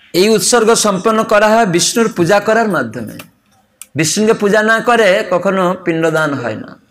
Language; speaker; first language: Bangla; non-native, fluent; Odia